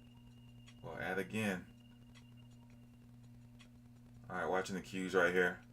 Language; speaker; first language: English; native; English